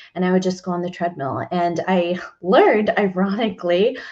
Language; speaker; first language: English; native; English